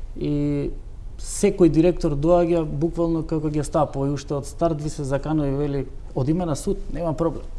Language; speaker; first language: Macedonian; non-native, local second language; Turkish